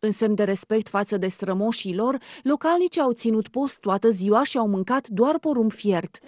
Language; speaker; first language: Romanian; native; Romanian